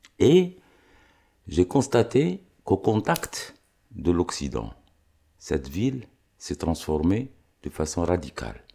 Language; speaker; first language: French; non-native, local second language; Arabic